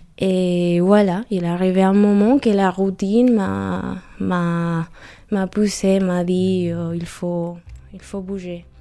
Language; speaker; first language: French; non-native, learner; Spanish